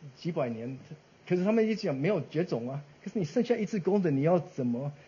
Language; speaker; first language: Chinese; early bilingual, heritage; Chinese